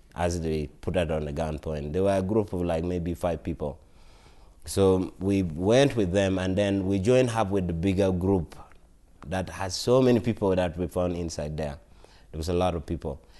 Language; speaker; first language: English; non-native, local second language; Acoli